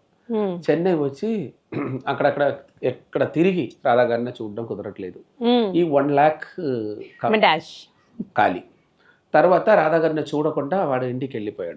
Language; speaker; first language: Telugu; non-native, local second language; Tamil